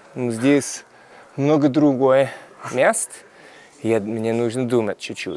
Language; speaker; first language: Russian; non-native, learner; English